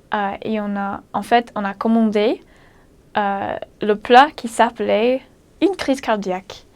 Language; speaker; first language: French; non-native, fluent; English